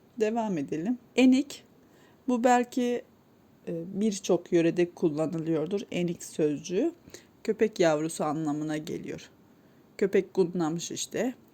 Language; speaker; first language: Turkish; native; Turkish